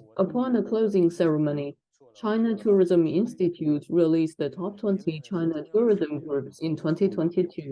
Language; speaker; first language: English; non-native, fluent; Chinese